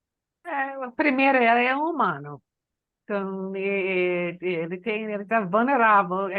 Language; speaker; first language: Portuguese; non-native, learner; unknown